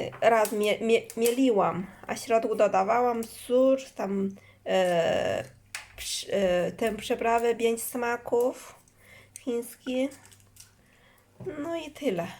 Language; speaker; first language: Polish; non-native, learner; Chinese